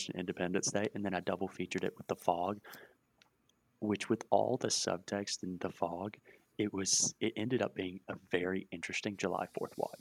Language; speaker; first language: English; native; English